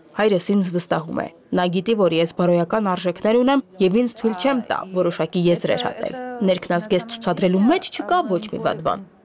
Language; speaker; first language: Armenian; early bilingual, heritage; Armenian